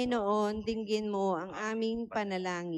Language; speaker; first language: Filipino; native; Filipino